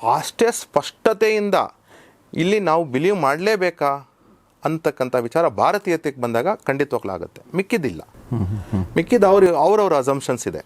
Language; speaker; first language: Kannada; native; Kannada